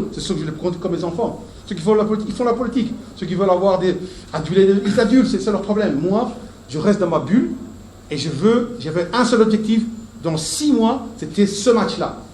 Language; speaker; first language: French; native; French